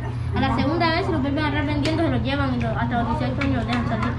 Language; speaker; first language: Spanish; native; Spanish